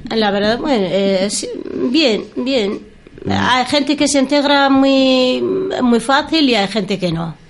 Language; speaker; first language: Spanish; non-native, fluent; Arabic